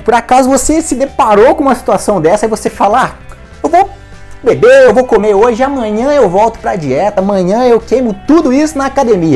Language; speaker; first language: Portuguese; native; Portuguese